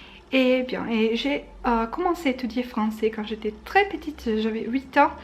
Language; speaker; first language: French; non-native, fluent; Italian